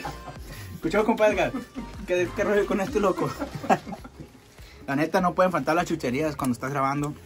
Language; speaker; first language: Spanish; native; Spanish